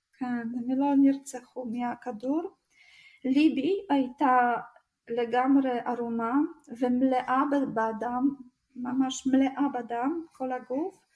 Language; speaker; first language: Hebrew; non-native, fluent; Russian